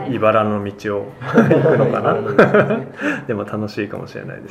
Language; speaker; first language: Japanese; native; Japanese